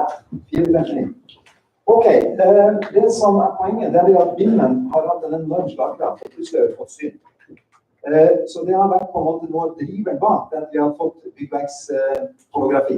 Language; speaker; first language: Norwegian; native; Norwegian